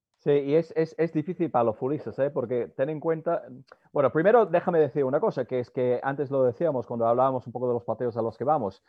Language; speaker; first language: Spanish; non-native, fluent; English